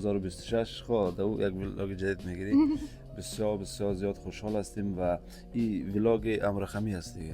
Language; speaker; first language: Persian; native; Persian